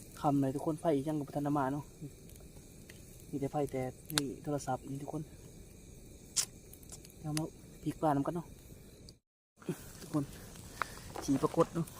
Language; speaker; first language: Thai; non-native, local second language; Lao